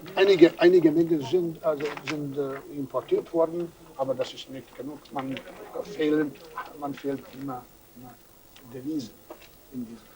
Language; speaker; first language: German; non-native, fluent; Serbian